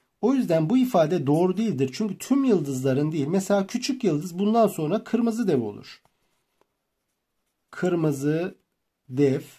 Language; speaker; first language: Turkish; native; Turkish